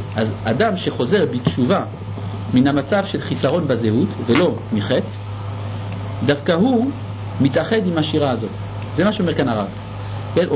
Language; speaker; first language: Hebrew; non-native, fluent; French